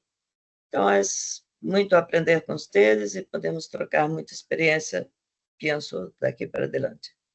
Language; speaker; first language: Portuguese; non-native, fluent; Spanish